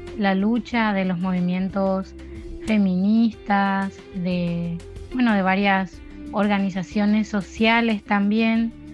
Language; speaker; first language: Spanish; native; Spanish